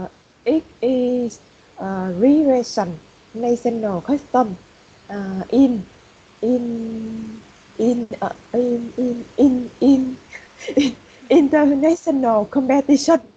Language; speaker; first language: English; non-native, learner; Vietnamese